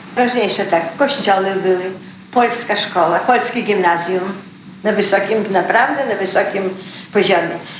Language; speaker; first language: Polish; early bilingual, heritage; Polish